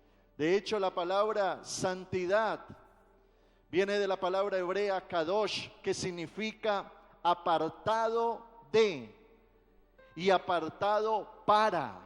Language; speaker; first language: Spanish; native; Spanish